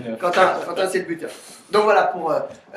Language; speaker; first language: French; native; French